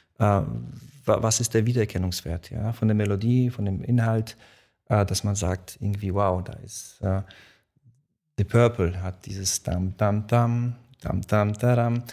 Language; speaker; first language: German; early bilingual, other home language; Polish